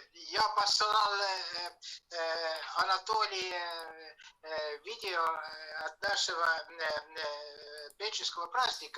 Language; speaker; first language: Russian; non-native, fluent; Estonian